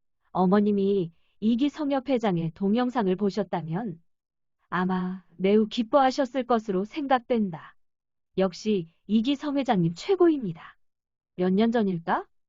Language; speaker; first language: Korean; non-native, fluent; Japanese